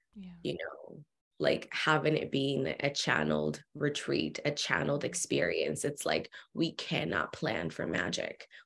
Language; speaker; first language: English; early bilingual, other home language; Spanish